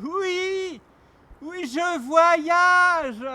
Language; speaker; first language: French; non-native, learner; Armenian